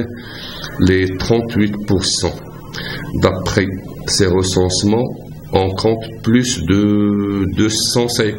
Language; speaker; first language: French; non-native, local second language; Arabic